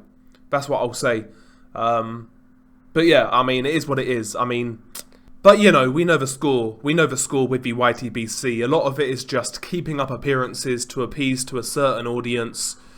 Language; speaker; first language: English; native; English